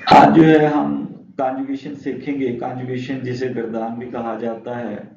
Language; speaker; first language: Urdu; non-native, local second language; Punjabi